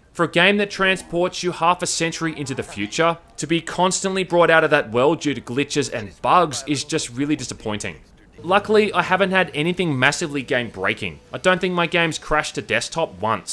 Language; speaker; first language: English; native; English